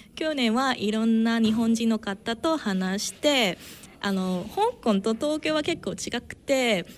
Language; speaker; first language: Japanese; non-native, fluent; Cantonese